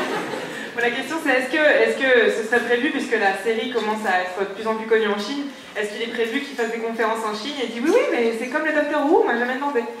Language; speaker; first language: French; native; French